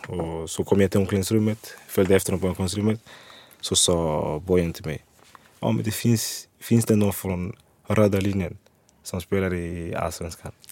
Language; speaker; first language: Swedish; early bilingual, other home language; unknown